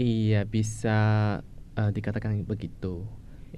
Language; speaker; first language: Indonesian; non-native, fluent; Chinese